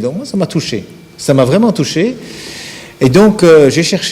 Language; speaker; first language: French; native; French